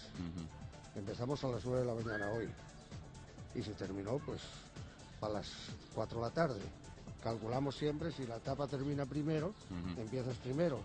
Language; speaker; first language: Spanish; native; Spanish